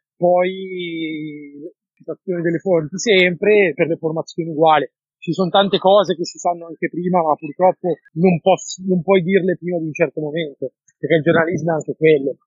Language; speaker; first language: Italian; native; Italian